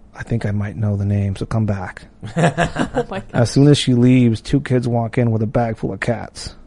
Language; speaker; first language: English; non-native, fluent; Spanish